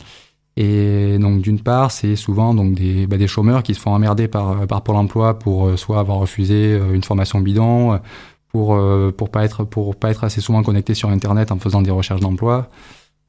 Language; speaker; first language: French; native; French